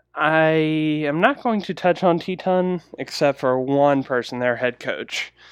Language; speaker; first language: English; native; English